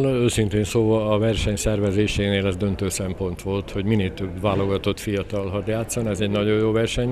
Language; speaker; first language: Hungarian; native; Hungarian